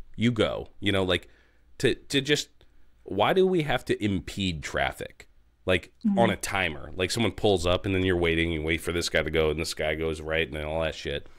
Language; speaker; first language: English; native; English